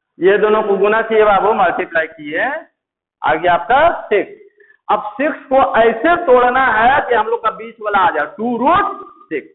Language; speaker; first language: Hindi; native; Hindi